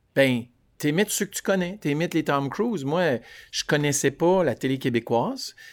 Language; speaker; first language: French; native; French